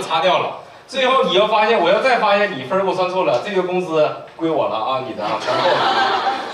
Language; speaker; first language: Chinese; native; Chinese